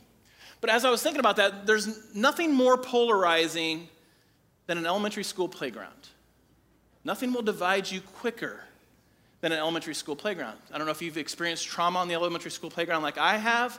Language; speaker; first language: English; native; English